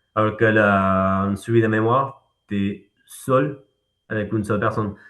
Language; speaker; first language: French; non-native, fluent; Spanish